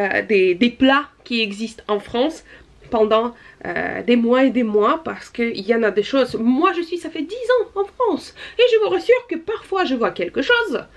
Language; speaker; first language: French; non-native, fluent; Russian